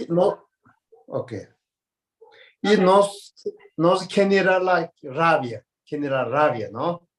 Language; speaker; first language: Spanish; non-native, learner; Tibetan